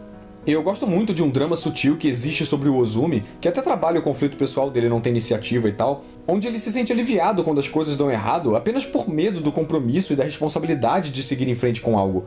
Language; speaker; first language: Portuguese; native; Portuguese